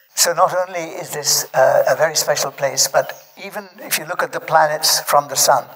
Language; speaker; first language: English; non-native, local second language; Marathi